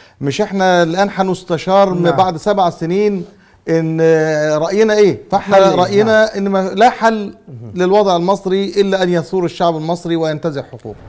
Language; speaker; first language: Arabic; native; Arabic